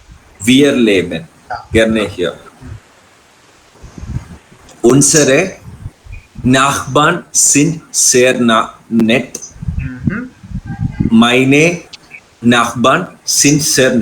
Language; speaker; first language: German; non-native, learner; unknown